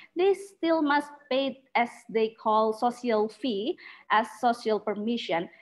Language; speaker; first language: English; non-native, learner; Indonesian